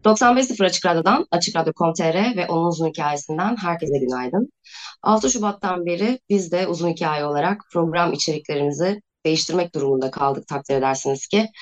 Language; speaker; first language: Turkish; native; Turkish